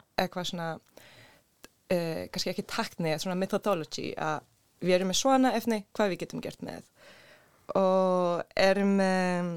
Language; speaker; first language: Icelandic; non-native, learner; Swedish